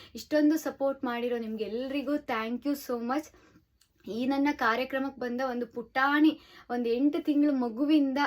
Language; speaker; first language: Kannada; native; Kannada